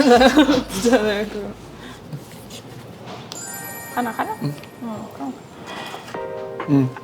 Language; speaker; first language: Korean; non-native, learner; Spanish